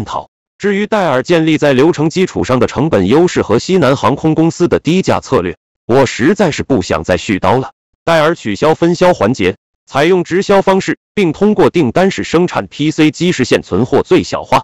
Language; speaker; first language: Chinese; native; Chinese